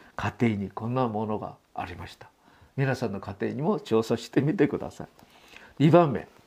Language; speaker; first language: Japanese; non-native, fluent; Korean